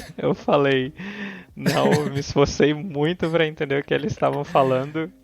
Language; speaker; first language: Portuguese; native; Portuguese